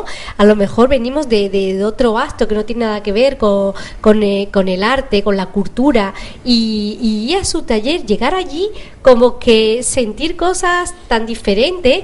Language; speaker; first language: Spanish; native; Spanish